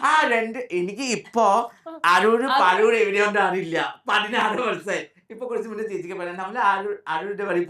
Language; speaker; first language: Malayalam; non-native, fluent; Assamese